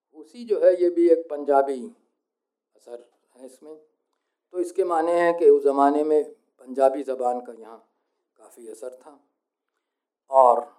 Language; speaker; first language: Hindi; native; Hindi